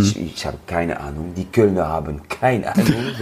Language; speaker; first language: German; non-native, learner; French